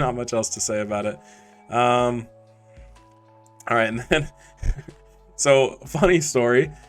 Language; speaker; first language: English; native; English